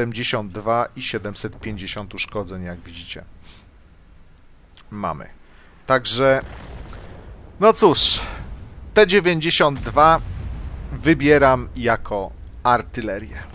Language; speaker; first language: Polish; native; Polish